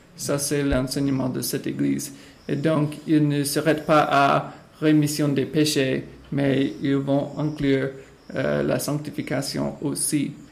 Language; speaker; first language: French; non-native, fluent; English